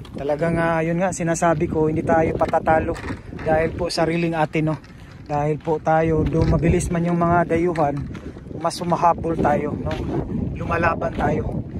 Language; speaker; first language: Filipino; non-native, local second language; Cebuano